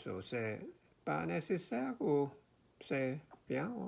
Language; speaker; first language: French; non-native, learner; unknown